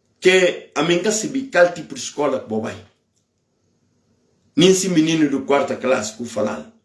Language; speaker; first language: Portuguese; non-native, local second language; Upper Guinea Crioulo